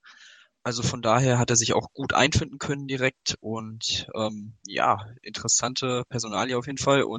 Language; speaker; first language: German; native; German